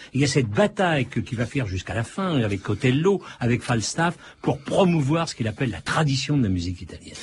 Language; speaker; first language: French; early bilingual, other home language; Italian